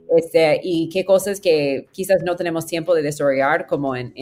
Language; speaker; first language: Spanish; non-native, fluent; English